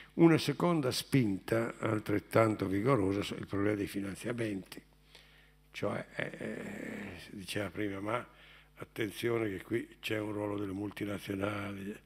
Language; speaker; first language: Italian; native; Italian